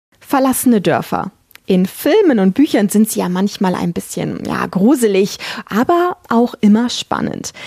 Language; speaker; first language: German; native; German